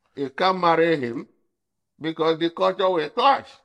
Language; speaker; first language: English; non-native, local second language; Igbo